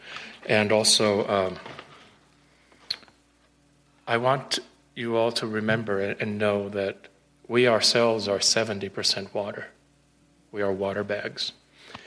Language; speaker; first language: English; non-native, fluent; Spanish